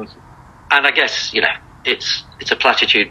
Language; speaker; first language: English; native; English